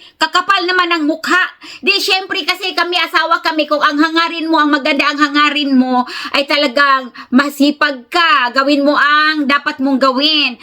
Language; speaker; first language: Filipino; native; Filipino